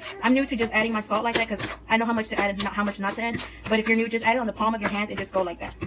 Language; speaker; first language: English; early bilingual, other home language; Spanish